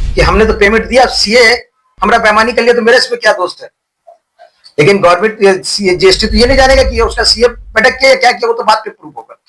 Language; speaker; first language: Hindi; non-native, local second language; Bangla